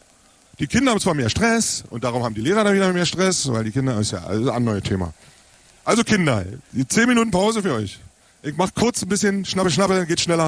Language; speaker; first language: German; native; German